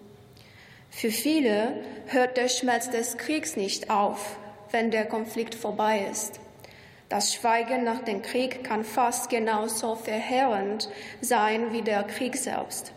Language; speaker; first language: German; non-native, fluent; Romanian